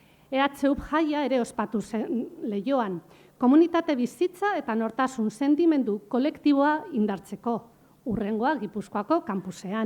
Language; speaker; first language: Basque; native; Basque